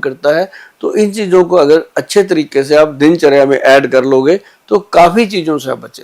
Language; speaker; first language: Hindi; native; Hindi